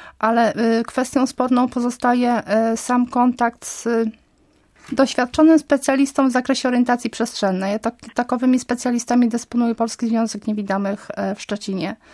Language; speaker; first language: Polish; native; Polish